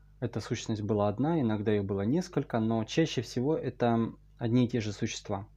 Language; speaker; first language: Russian; native; Russian